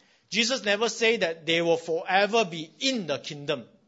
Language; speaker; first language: English; non-native, local second language; Chinese